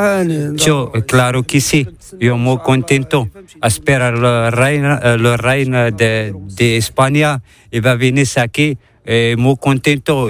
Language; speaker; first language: Spanish; non-native, learner; Arabic